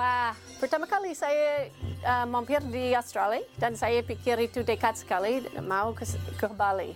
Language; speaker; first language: Indonesian; non-native, learner; English